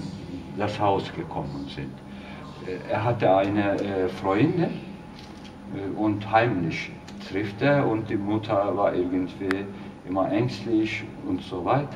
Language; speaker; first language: German; non-native, fluent; Turkish